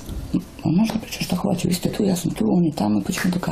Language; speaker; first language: Bosnian; native; Bosnian